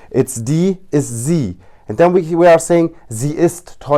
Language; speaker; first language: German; non-native, fluent; Turkish